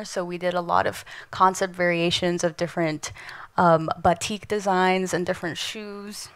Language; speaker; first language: English; non-native, fluent; Indonesian